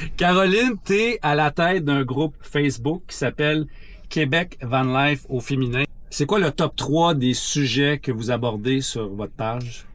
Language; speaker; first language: French; native; French